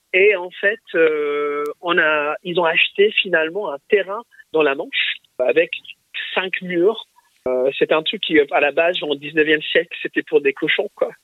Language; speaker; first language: French; early bilingual, other home language; English